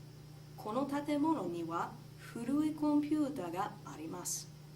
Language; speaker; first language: Japanese; non-native, learner; English